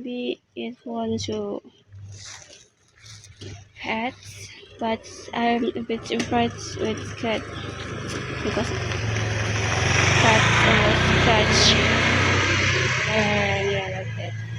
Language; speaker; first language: English; non-native, learner; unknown